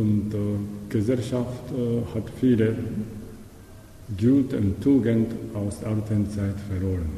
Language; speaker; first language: German; non-native, learner; Japanese